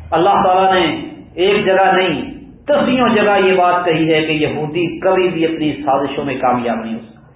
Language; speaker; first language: Urdu; non-native, local second language; Punjabi